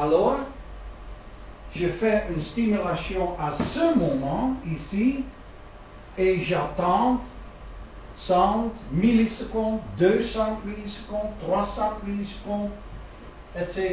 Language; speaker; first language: French; non-native, learner; Dutch